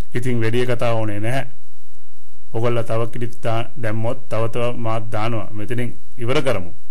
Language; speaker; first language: Sinhala; non-native, local second language; Tamil